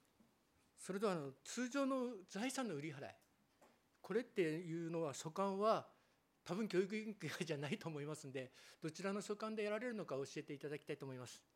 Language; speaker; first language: Japanese; native; Japanese